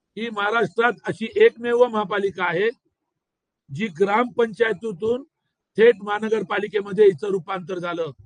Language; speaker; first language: Marathi; non-native, local second language; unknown